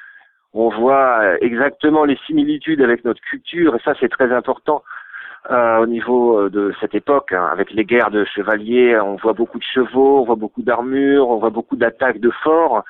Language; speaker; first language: French; native; French